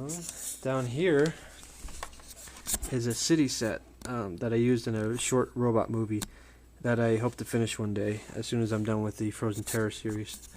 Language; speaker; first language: English; native; English